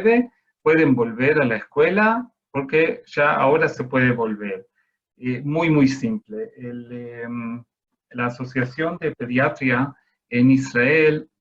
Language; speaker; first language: Spanish; non-native, fluent; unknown